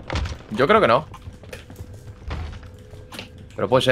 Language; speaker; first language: Spanish; native; Spanish